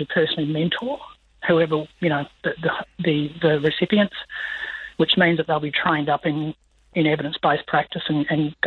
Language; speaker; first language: English; native; English